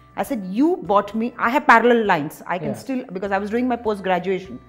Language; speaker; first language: English; non-native, local second language; Tamil